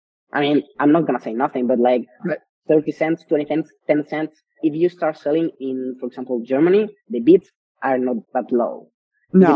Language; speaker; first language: English; non-native, fluent; Spanish